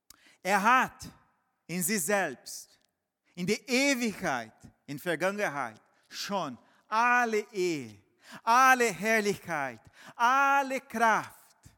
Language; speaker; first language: German; non-native, fluent; Portuguese